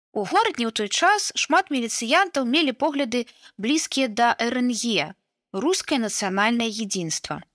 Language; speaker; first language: Belarusian; native; Belarusian